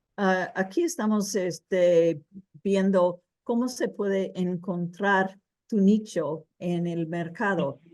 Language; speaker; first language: Spanish; early bilingual, heritage; Spanish